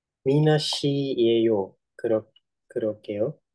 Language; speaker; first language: Korean; non-native, learner; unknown